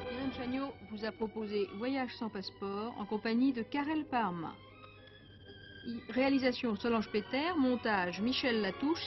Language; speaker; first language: French; native; French